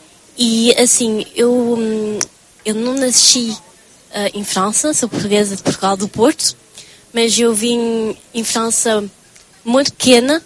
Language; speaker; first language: Portuguese; early bilingual, other home language; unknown